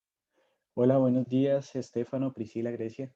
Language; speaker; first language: Spanish; native; Spanish